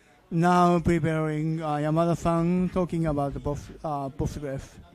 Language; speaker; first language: English; non-native, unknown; Japanese